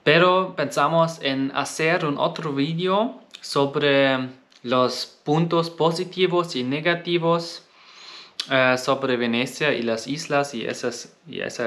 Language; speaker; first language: Spanish; non-native, fluent; German